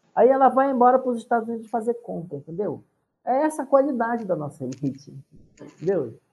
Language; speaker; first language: Portuguese; native; Portuguese